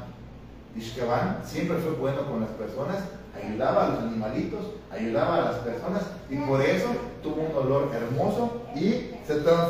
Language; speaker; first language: Spanish; native; Spanish